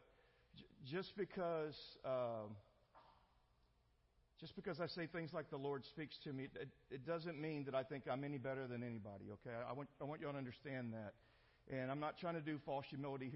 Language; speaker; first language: English; native; English